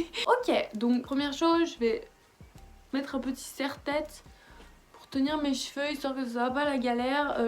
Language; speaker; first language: French; native; French